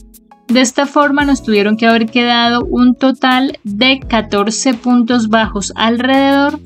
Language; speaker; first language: Spanish; native; Spanish